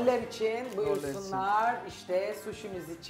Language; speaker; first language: Turkish; native; Turkish